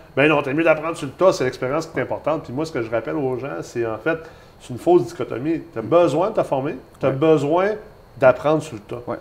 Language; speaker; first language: French; native; French